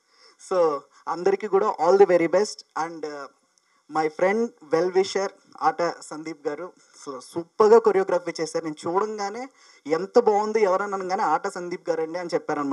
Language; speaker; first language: Telugu; native; Telugu